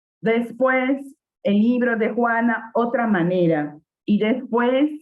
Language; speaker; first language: Spanish; non-native, fluent; Portuguese